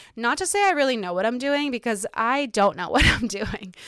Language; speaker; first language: English; early bilingual, other home language; Ukrainian